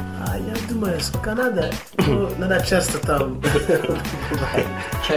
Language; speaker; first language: Russian; non-native, learner; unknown